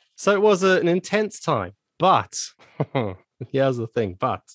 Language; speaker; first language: English; native; English